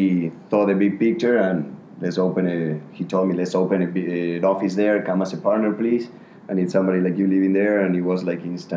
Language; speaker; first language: English; non-native, fluent; Spanish